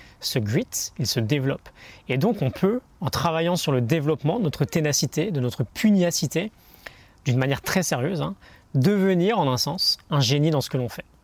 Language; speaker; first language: French; native; French